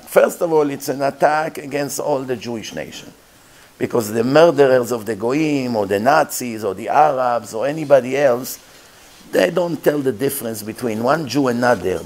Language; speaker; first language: English; non-native, fluent; Hebrew